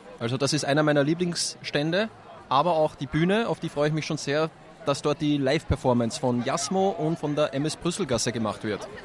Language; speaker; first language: German; native; German